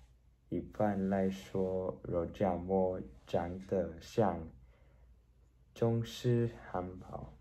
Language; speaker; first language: Chinese; non-native, learner; Spanish